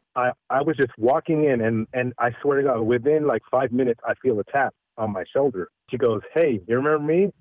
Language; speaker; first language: English; early bilingual, other home language; Filipino